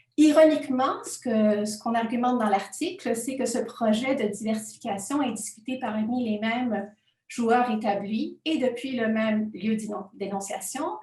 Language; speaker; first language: French; non-native, fluent; Spanish